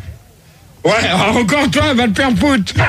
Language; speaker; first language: French; native; French